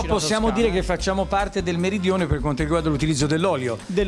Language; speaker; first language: Italian; native; Italian